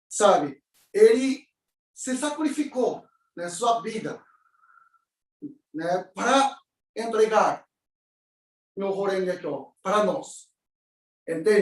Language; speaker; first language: Portuguese; non-native, learner; Japanese